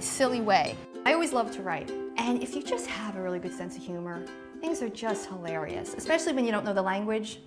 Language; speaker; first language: English; native; English